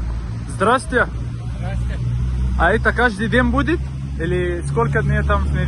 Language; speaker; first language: Russian; non-native, learner; Arabic